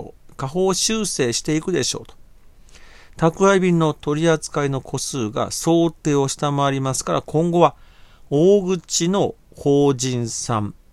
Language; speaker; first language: Japanese; native; Japanese